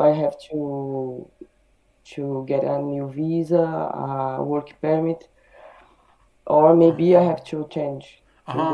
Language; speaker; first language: English; non-native, learner; Portuguese